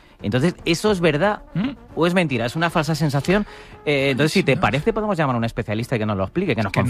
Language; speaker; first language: Spanish; native; Spanish